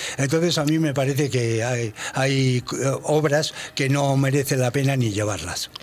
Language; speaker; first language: Spanish; native; Spanish